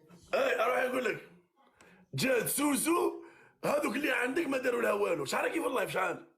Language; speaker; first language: Arabic; native; Arabic